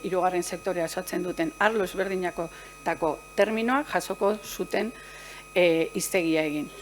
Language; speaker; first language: Basque; native; Basque